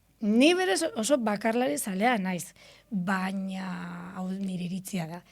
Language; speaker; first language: Basque; native; Basque